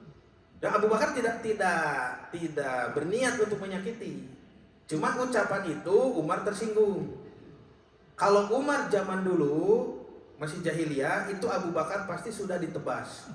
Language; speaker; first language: Indonesian; native; Indonesian